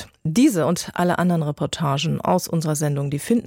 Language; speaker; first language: German; native; German